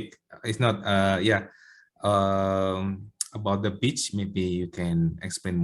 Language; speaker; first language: English; non-native, learner; Indonesian